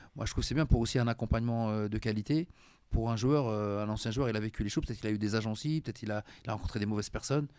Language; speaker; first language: French; native; French